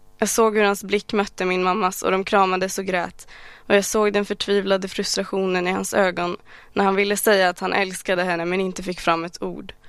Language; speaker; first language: Swedish; early bilingual, other home language; Arabic